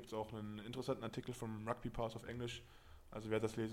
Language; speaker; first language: German; native; German